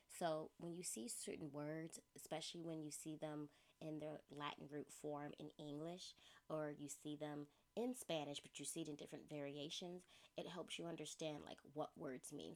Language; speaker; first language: English; native; English